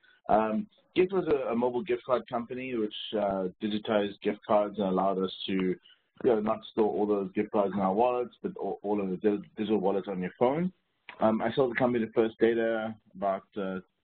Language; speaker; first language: English; native; English